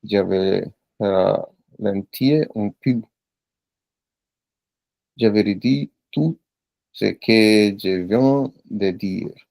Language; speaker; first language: French; non-native, learner; Punjabi